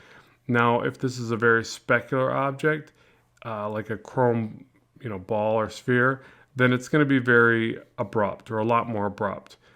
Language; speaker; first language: English; native; English